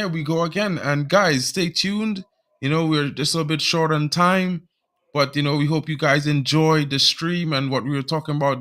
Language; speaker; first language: English; native; English